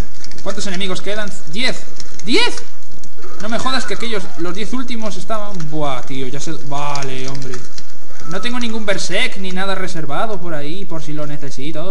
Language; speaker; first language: Spanish; native; Spanish